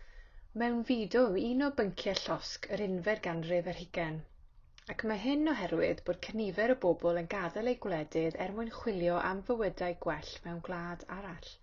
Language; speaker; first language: Welsh; native; Welsh